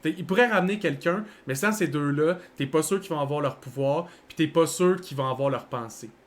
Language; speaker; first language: French; native; French